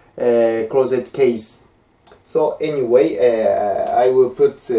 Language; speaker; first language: English; non-native, learner; Japanese